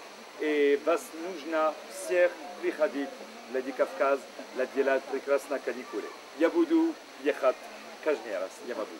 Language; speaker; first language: Russian; non-native, learner; French